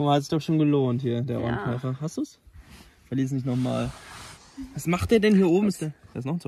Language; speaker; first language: German; native; German